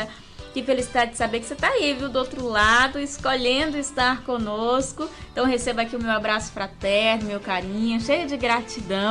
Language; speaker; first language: Portuguese; native; Portuguese